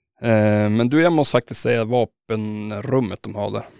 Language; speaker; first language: Swedish; native; Swedish